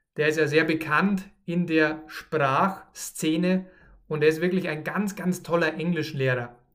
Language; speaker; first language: German; native; German